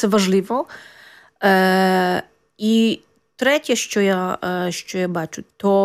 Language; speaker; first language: Ukrainian; non-native, fluent; Polish